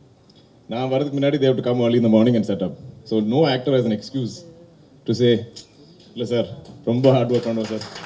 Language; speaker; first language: Tamil; non-native, fluent; Malayalam